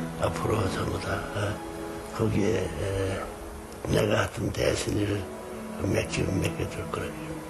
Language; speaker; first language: Korean; native; Korean